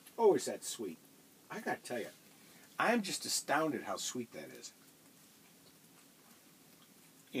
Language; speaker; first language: English; native; English